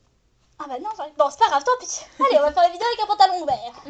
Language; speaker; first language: French; native; French